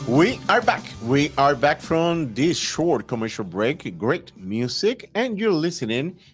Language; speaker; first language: English; non-native, fluent; Spanish